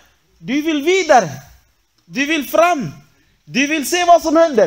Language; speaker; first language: Swedish; non-native, fluent; Arabic